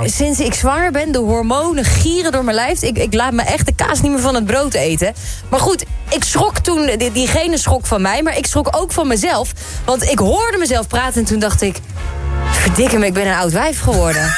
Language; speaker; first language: Dutch; native; Dutch